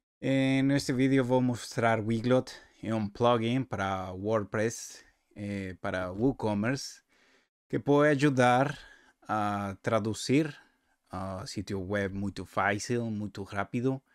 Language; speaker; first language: Portuguese; non-native, learner; Spanish